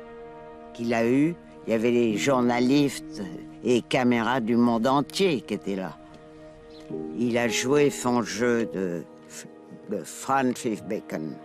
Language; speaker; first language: French; non-native, learner; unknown